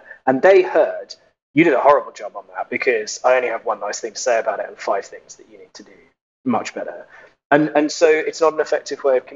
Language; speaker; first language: English; native; English